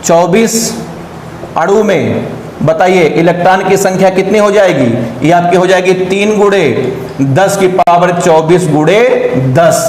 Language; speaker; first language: Hindi; native; Hindi